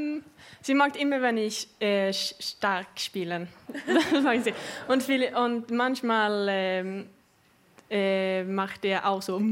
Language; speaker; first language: German; non-native, fluent; Swedish